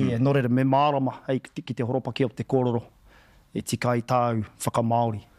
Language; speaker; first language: Māori; non-native, local second language; English